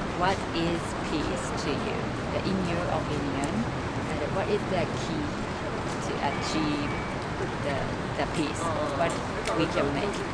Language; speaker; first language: English; non-native, learner; Japanese